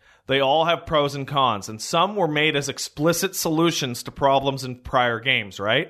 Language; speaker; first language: English; early bilingual, other home language; French